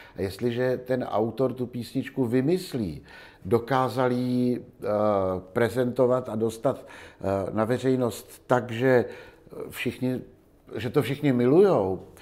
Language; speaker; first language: Czech; native; Czech